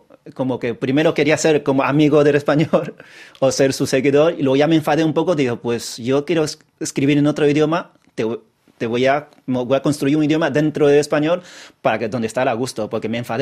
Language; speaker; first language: Spanish; early bilingual, other home language; Chinese